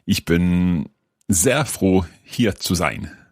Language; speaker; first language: German; non-native, learner; English